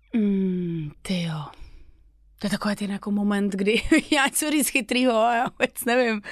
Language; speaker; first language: Czech; non-native, local second language; Polish